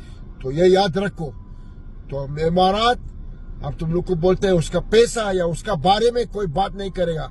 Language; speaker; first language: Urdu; non-native, learner; Arabic